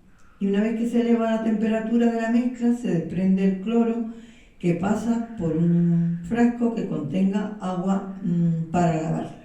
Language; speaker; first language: Spanish; native; Spanish